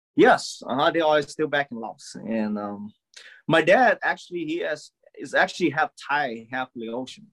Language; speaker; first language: English; early bilingual, other home language; Lao